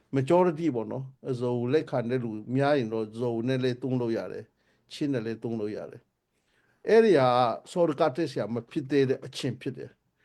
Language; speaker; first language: Burmese; non-native, local second language; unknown